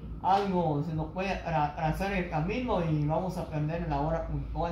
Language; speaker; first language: Spanish; native; Spanish